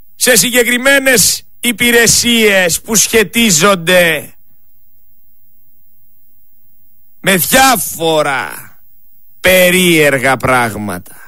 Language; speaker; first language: Greek; native; Greek